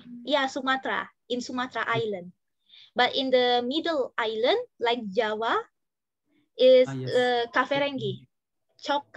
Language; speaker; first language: English; non-native, fluent; Indonesian